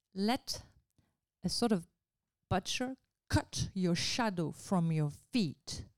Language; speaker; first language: English; non-native, fluent; French